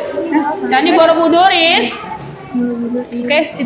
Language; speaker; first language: English; non-native, learner; Indonesian